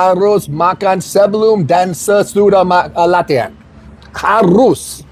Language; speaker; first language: Indonesian; non-native, learner; English